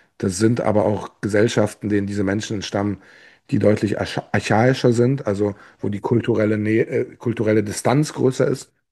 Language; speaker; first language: German; early bilingual, other home language; Polish